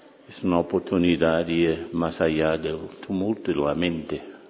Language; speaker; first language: Spanish; non-native, fluent; English